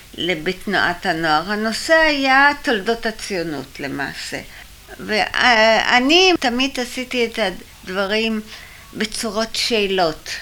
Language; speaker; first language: Hebrew; early bilingual, other home language; German